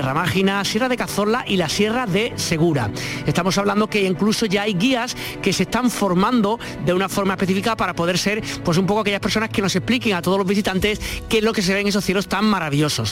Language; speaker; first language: Spanish; native; Spanish